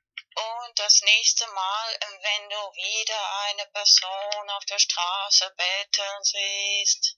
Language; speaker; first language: German; non-native, fluent; Spanish